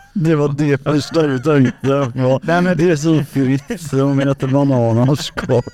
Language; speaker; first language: Swedish; native; Swedish